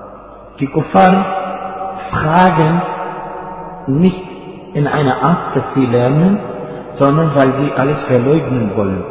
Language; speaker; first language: German; non-native, fluent; Arabic